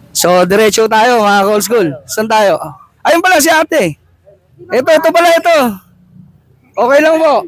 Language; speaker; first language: Filipino; native; Filipino